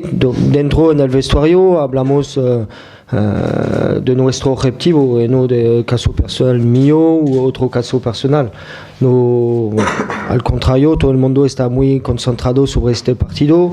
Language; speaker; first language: Spanish; non-native, fluent; French